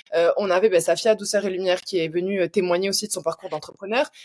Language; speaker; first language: French; native; French